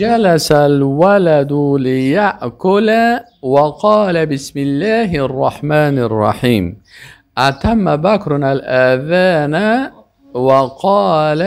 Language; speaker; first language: Arabic; non-native, fluent; Persian